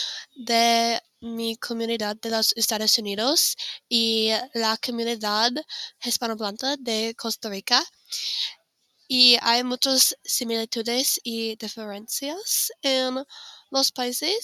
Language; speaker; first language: Spanish; non-native, learner; English